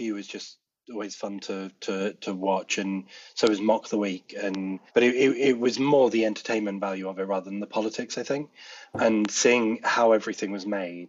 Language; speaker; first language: English; native; English